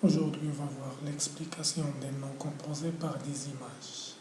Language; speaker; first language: French; non-native, local second language; Arabic